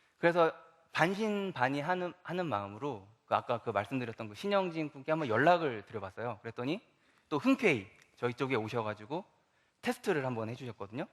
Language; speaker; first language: Korean; native; Korean